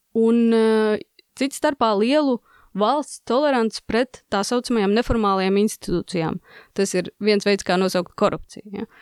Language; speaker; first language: Latvian; non-native, local second language; Russian